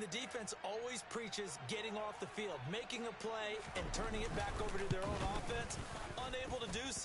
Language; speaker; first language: English; native; English